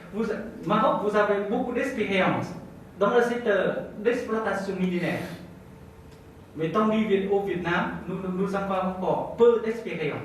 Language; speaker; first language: French; non-native, fluent; Vietnamese